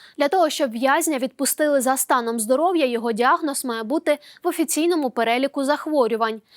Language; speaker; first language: Ukrainian; native; Ukrainian